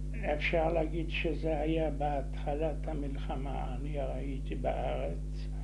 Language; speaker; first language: Hebrew; non-native, fluent; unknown